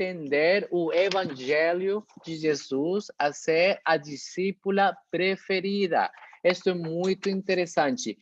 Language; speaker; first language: Portuguese; non-native, fluent; Spanish